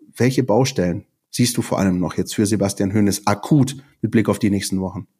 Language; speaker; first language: German; native; German